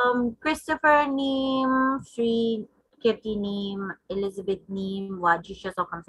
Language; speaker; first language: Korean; non-native, learner; English